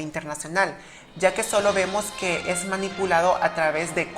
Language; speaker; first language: Spanish; native; Spanish